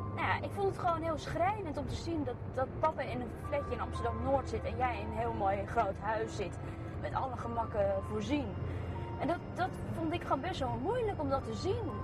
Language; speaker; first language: Dutch; early bilingual, other home language; Korean